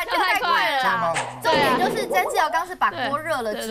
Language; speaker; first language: Chinese; native; Chinese